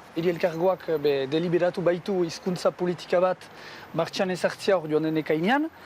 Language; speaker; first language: Basque; native; Basque